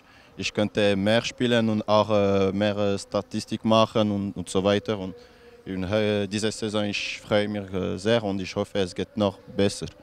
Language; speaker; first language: German; non-native, local second language; French